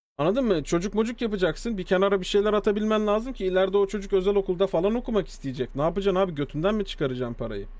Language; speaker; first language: Turkish; early bilingual, heritage; Turkish